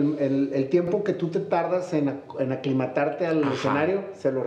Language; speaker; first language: Spanish; native; Spanish